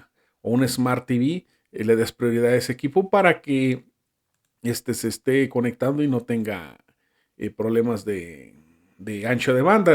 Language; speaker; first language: Spanish; native; Spanish